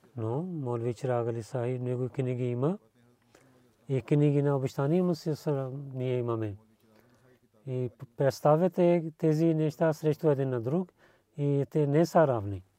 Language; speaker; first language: Bulgarian; non-native, learner; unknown